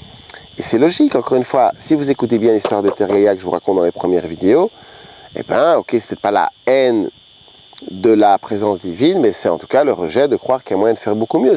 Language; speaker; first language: French; native; French